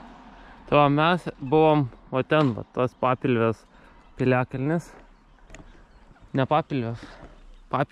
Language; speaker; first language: Lithuanian; native; Lithuanian